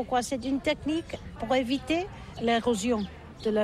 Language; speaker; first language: French; non-native, learner; Catalan